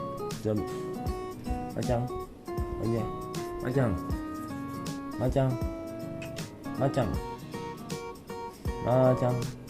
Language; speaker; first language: Japanese; native; Japanese